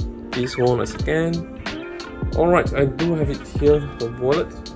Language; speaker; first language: English; non-native, local second language; Chinese